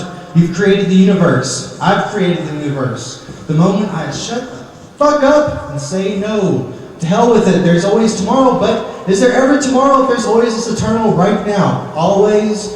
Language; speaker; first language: English; native; English